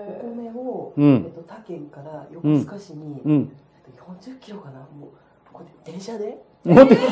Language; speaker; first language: Japanese; native; Japanese